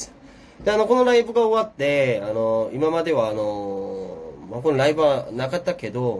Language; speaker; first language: Japanese; non-native, fluent; Korean